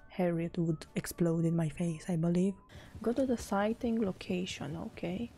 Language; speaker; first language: English; non-native, fluent; Romanian